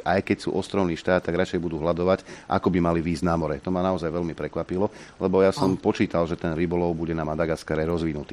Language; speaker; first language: Slovak; native; Slovak